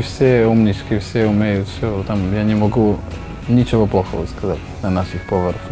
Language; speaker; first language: Russian; non-native, learner; Slovak